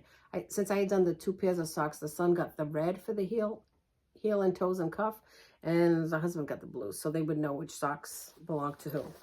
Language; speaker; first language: English; early bilingual, other home language; Portuguese